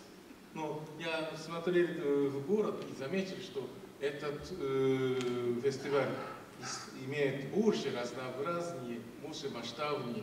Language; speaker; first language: Russian; non-native, fluent; Japanese